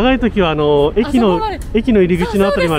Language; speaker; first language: Japanese; native; Japanese